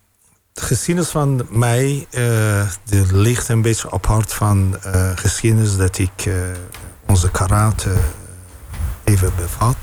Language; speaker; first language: Dutch; non-native, fluent; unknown